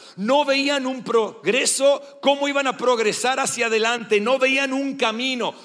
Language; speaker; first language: Spanish; non-native, fluent; English